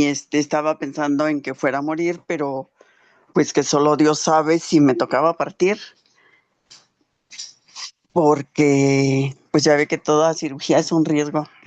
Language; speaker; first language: Spanish; native; Spanish